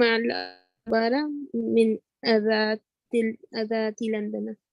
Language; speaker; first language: Arabic; non-native, learner; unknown